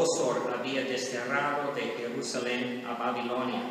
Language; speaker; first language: Spanish; non-native, learner; English